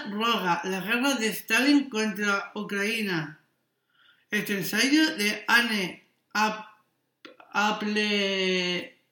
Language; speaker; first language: Spanish; non-native, local second language; Catalan